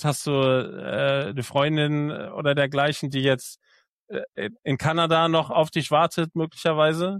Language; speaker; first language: German; native; German